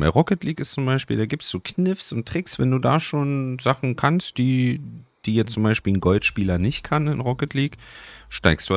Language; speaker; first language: German; native; German